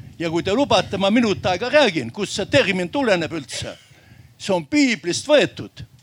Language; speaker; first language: Estonian; native; Estonian